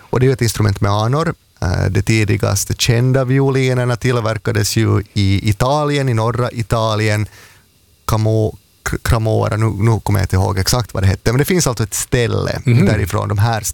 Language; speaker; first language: Swedish; native; Swedish